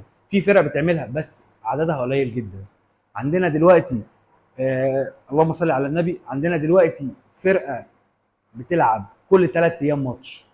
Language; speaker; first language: Arabic; native; Arabic